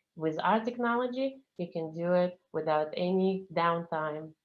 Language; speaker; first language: English; non-native, fluent; Russian